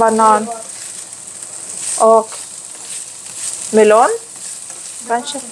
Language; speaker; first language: Swedish; non-native, learner; Filipino